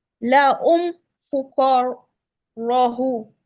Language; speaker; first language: Arabic; non-native, learner; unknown